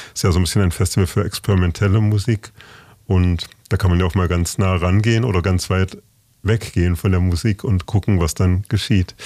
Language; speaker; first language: German; native; German